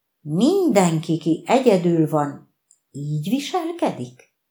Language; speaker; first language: Hungarian; native; Hungarian